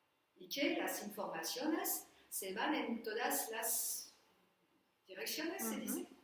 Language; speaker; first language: Spanish; non-native, learner; French